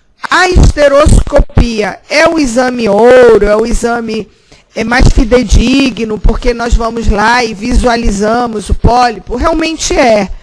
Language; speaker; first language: Portuguese; native; Portuguese